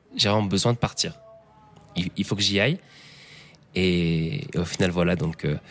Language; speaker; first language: French; native; French